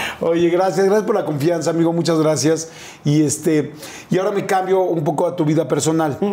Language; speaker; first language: Spanish; native; Spanish